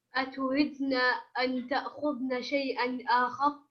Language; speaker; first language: Arabic; non-native, learner; English